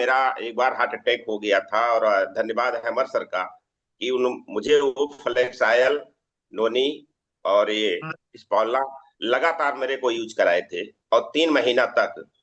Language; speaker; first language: Hindi; native; Hindi